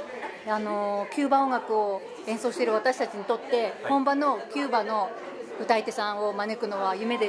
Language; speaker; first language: Japanese; native; Japanese